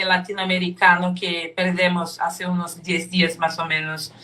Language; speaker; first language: Spanish; non-native, fluent; Portuguese